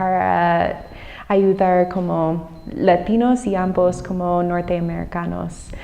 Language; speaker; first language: Spanish; non-native, fluent; English